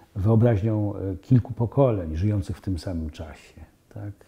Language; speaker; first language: Polish; native; Polish